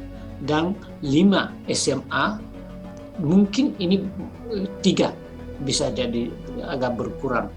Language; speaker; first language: Indonesian; non-native, fluent; Japanese